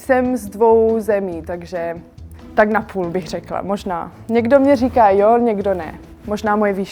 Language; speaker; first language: Czech; early bilingual, heritage; Czech